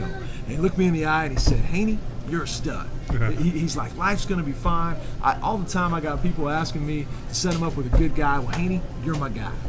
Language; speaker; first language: English; native; English